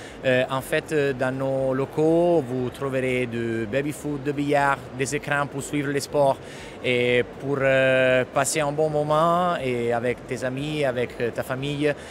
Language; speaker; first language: French; non-native, fluent; Italian